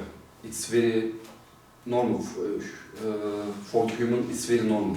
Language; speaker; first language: English; non-native, fluent; Turkish